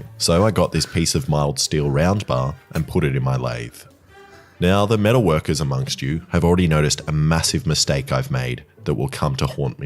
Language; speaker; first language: English; native; English